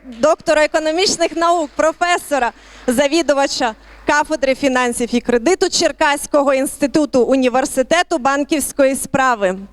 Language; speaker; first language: Ukrainian; native; Ukrainian